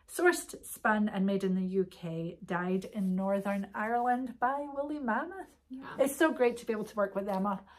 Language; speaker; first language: English; native; English